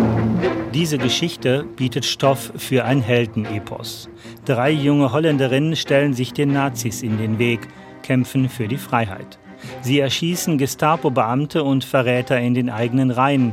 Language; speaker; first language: German; native; German